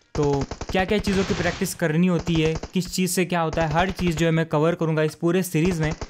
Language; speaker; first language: Hindi; native; Hindi